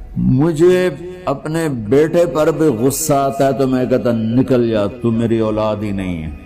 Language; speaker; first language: Urdu; non-native, local second language; Punjabi